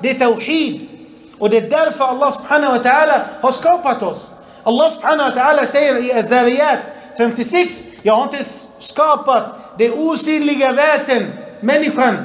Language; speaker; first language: Swedish; early bilingual, other home language; Arabic